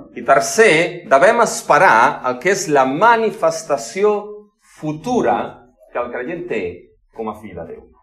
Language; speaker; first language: Catalan; non-native, local second language; Spanish